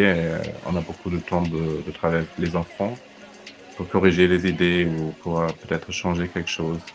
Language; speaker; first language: French; non-native, fluent; German